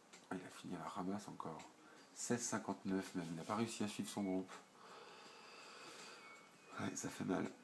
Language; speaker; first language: French; native; French